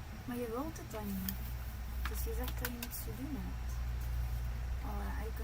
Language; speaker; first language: Dutch; native; Dutch